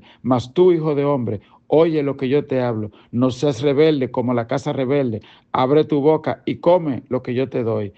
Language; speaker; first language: Spanish; native; Spanish